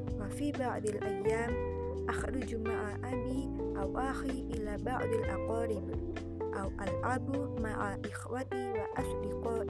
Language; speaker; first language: Arabic; non-native, learner; Indonesian